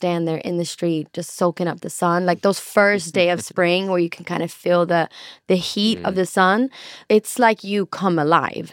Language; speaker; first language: English; non-native, fluent; Swedish